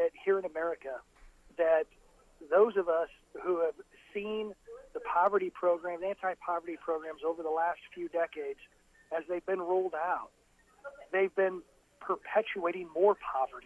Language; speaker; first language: English; native; English